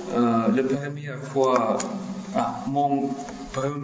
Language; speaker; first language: French; non-native, learner; Russian